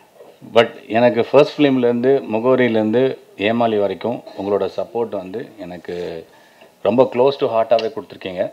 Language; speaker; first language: Tamil; native; Tamil